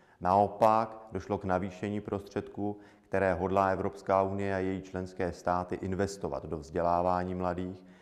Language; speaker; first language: Czech; native; Czech